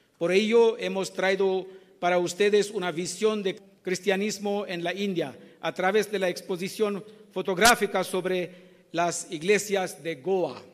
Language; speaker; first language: Spanish; non-native, learner; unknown